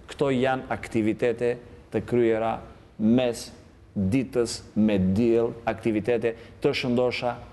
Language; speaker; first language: Albanian; non-native, local second language; Greek